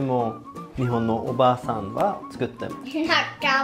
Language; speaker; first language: Japanese; non-native, learner; Swedish